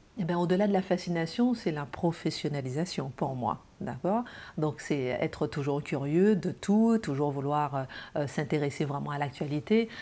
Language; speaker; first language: French; non-native, local second language; Guadeloupean Creole French